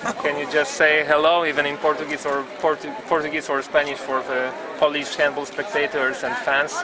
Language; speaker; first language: English; non-native, learner; Polish